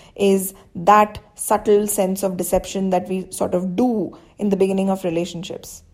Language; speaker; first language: English; non-native, local second language; Hindi